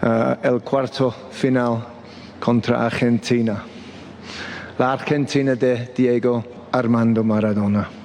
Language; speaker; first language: Spanish; non-native, fluent; English